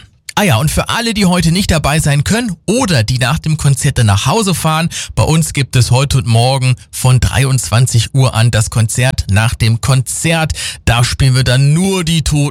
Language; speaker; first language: German; native; German